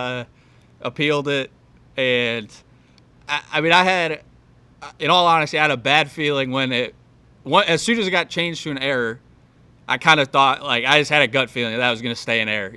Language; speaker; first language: English; native; English